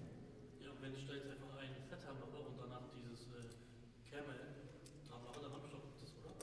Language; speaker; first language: German; early bilingual, other home language; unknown